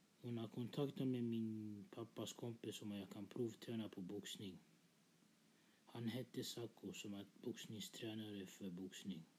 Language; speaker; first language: Swedish; early bilingual, other home language; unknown